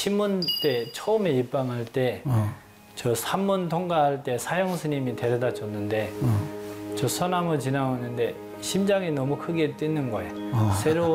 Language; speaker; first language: Korean; non-native, fluent; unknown